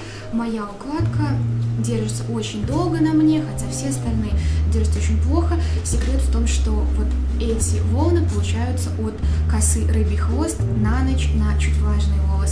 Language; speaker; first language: Russian; native; Russian